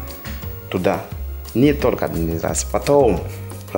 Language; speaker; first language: Russian; non-native, learner; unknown